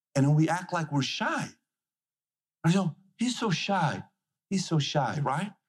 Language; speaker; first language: English; non-native, fluent; Persian